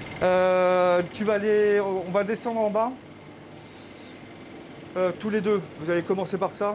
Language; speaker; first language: French; native; French